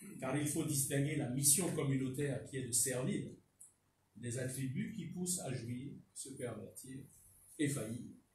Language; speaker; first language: French; non-native, local second language; Fon